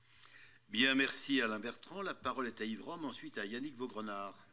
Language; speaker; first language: French; native; French